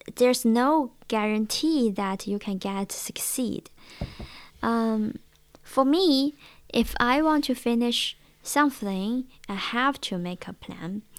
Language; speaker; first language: English; non-native, learner; Chinese